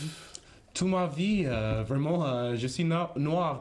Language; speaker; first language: French; non-native, learner; English